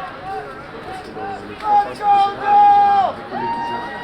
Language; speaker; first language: French; non-native, fluent; English